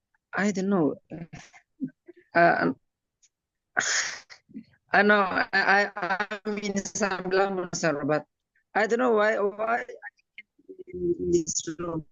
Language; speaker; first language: English; non-native, learner; Indonesian